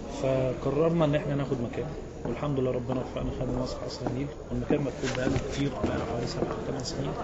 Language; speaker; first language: Arabic; native; Arabic